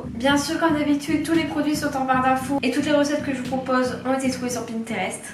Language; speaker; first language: French; native; French